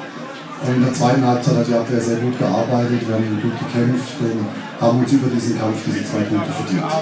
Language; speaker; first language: German; native; German